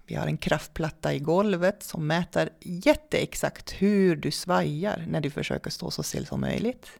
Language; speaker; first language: Swedish; non-native, fluent; Dutch